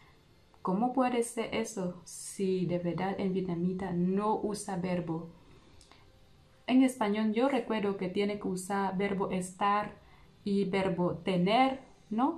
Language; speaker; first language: Spanish; non-native, learner; Vietnamese